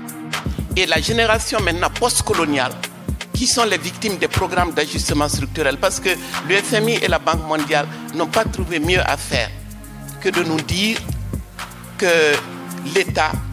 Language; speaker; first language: French; non-native, local second language; Bambara